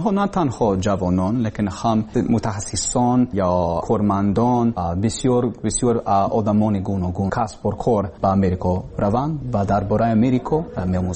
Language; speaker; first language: Persian; non-native, learner; English